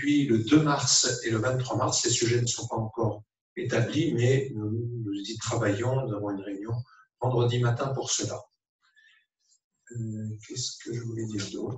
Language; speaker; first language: French; native; French